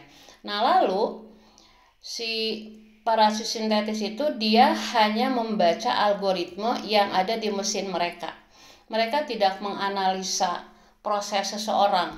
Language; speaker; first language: Indonesian; native; Indonesian